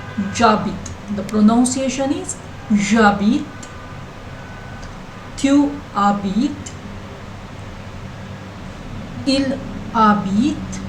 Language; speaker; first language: French; non-native, learner; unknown